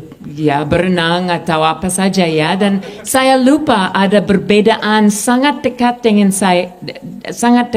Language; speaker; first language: Indonesian; non-native, fluent; English